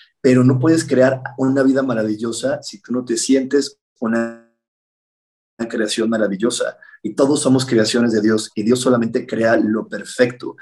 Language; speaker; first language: Spanish; native; Spanish